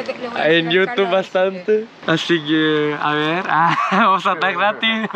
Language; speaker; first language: Spanish; non-native, learner; Thai